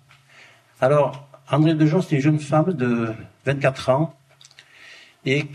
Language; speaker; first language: French; native; French